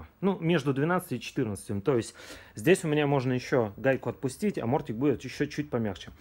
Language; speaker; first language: Russian; native; Russian